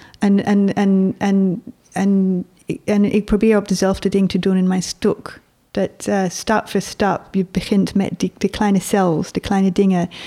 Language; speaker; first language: Dutch; non-native, fluent; English